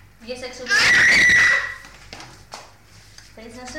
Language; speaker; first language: Greek; native; Greek